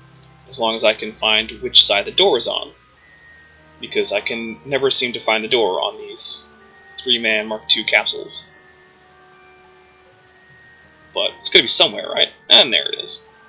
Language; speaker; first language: English; native; English